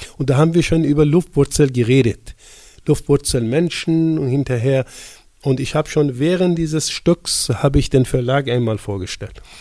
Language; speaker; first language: German; non-native, fluent; Persian